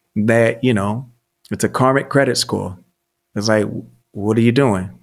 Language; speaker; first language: English; native; English